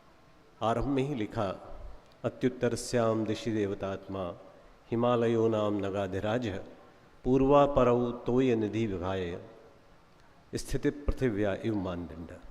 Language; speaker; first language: Hindi; native; Hindi